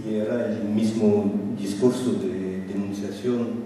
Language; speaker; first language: Spanish; non-native, fluent; French